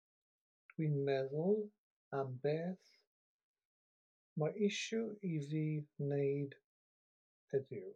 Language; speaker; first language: Welsh; non-native, learner; English